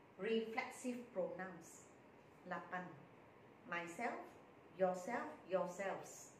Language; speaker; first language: Malay; native; Malay